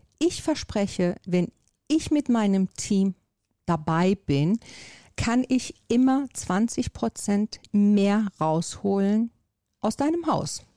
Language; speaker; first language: German; non-native, fluent; Persian